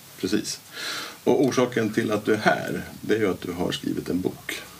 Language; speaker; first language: Swedish; native; Swedish